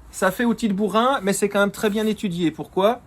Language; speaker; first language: French; native; French